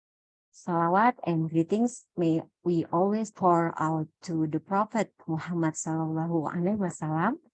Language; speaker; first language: English; non-native, learner; Indonesian